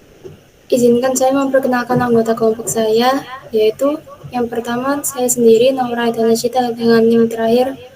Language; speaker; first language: Indonesian; native; Indonesian